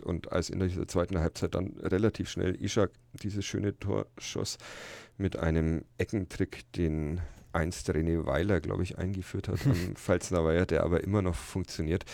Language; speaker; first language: German; native; German